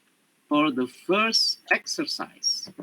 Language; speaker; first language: English; non-native, learner; Indonesian